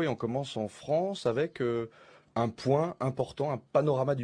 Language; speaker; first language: French; native; French